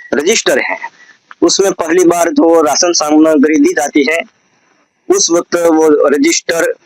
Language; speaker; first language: Hindi; non-native, local second language; Gujarati